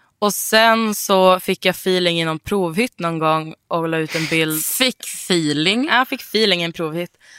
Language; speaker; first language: Swedish; native; Swedish